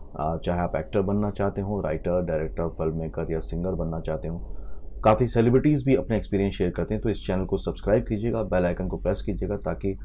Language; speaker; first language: Hindi; native; Hindi